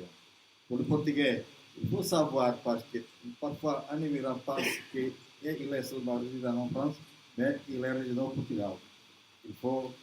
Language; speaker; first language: French; non-native, learner; Portuguese